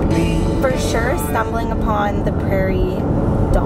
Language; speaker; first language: English; native; English